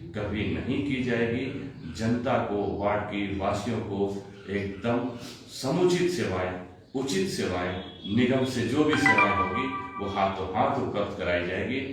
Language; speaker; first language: Hindi; non-native, local second language; Bangla